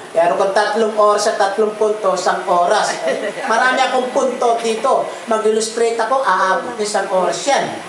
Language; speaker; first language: Filipino; non-native, local second language; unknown